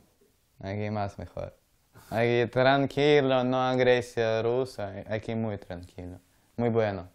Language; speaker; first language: Spanish; non-native, learner; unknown